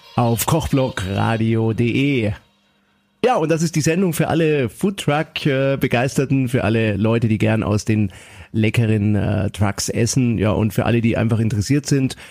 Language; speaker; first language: German; native; German